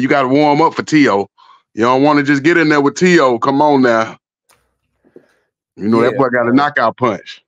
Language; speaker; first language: English; native; English